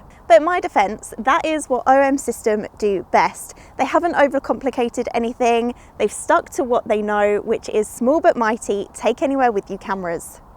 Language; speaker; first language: English; native; English